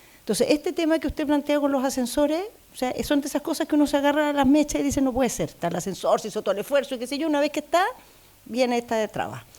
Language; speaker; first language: Spanish; native; Spanish